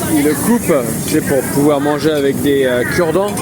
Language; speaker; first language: French; native; French